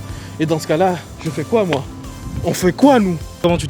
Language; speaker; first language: French; native; French